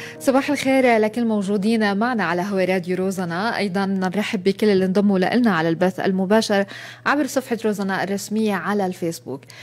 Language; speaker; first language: Arabic; native; Arabic